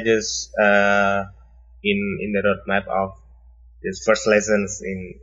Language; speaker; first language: English; non-native, learner; Indonesian